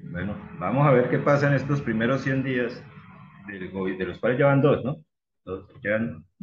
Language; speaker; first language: Spanish; native; Spanish